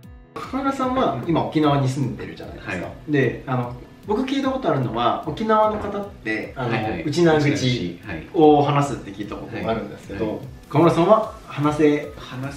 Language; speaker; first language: Japanese; native; Japanese